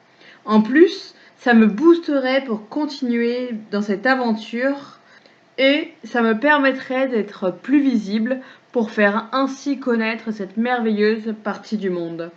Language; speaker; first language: French; native; French